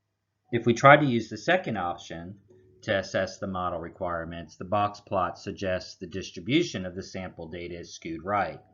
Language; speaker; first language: English; native; English